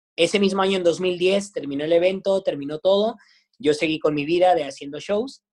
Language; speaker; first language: Spanish; native; Spanish